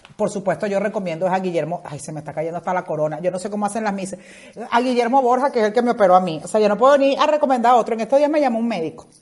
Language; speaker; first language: Spanish; native; Spanish